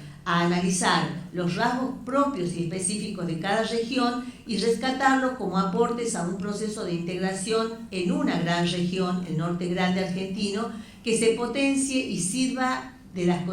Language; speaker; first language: Spanish; native; Spanish